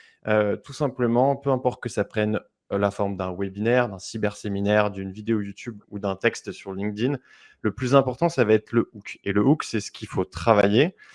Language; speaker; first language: French; native; French